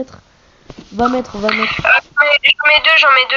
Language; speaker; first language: French; native; French